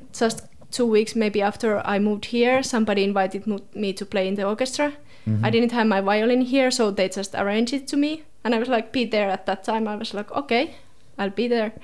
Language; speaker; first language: English; non-native, fluent; Finnish